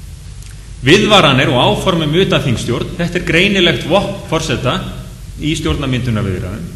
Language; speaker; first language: Icelandic; native; Icelandic